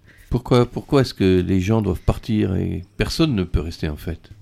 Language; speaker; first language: French; native; French